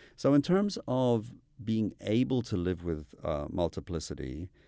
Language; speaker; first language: English; native; English